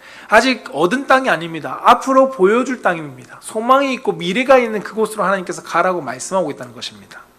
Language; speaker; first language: Korean; native; Korean